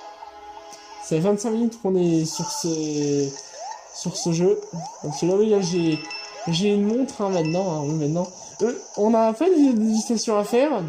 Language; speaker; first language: French; native; French